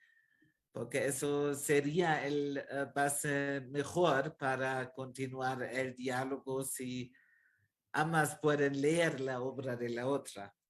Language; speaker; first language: Spanish; non-native, fluent; German